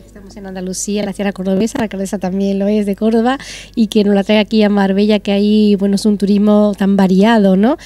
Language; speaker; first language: Spanish; native; Spanish